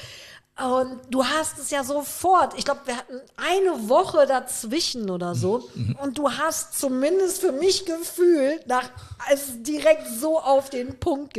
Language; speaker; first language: German; native; German